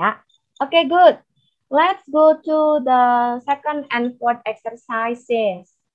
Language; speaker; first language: English; non-native, fluent; Indonesian